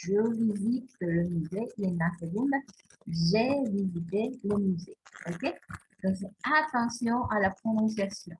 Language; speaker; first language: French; non-native, fluent; Spanish